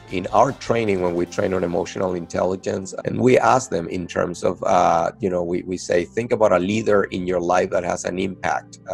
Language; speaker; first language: English; non-native, fluent; Spanish